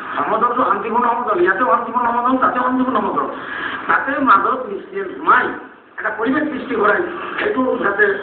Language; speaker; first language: Assamese; non-native, local second language; Bangla